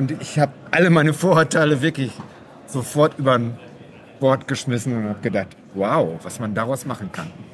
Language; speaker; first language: German; native; German